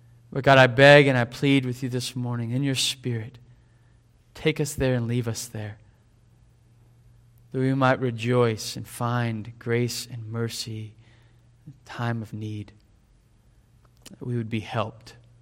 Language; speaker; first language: English; native; English